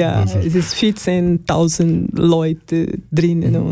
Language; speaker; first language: German; non-native, learner; Portuguese